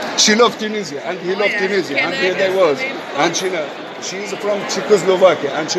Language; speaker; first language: English; non-native, learner; Arabic